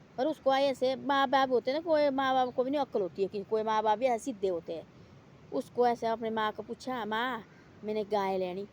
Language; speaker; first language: Hindi; non-native, local second language; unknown